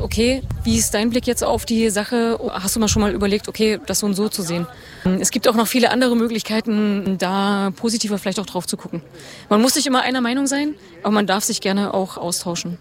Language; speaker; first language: German; native; German